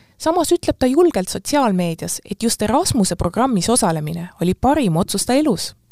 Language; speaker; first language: Estonian; native; Estonian